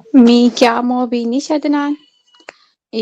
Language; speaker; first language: Italian; non-native, learner; Urdu